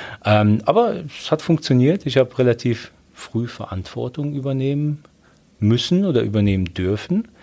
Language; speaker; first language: German; early bilingual, other home language; Polish